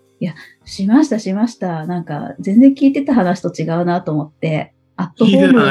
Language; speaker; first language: Japanese; native; Japanese